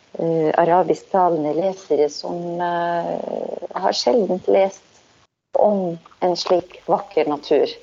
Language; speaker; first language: Norwegian; non-native, fluent; Arabic